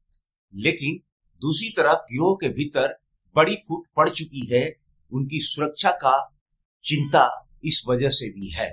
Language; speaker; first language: Hindi; native; Hindi